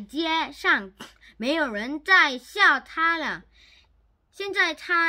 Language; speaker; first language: Chinese; non-native, learner; Korean